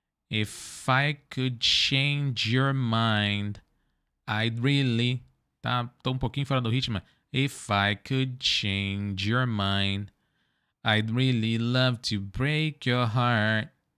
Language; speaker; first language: English; non-native, fluent; Portuguese